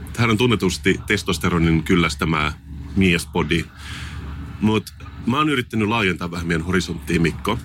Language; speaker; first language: Finnish; native; Finnish